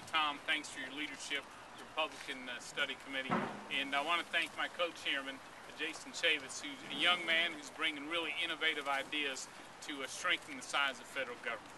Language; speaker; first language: English; native; English